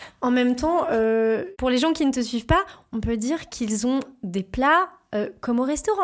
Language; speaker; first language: French; native; French